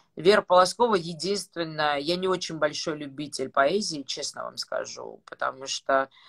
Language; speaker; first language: Russian; non-native, fluent; Georgian